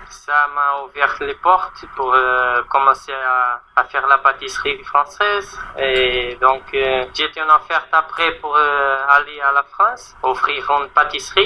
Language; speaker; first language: French; non-native, learner; Portuguese